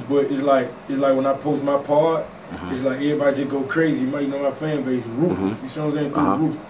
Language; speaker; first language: English; native; English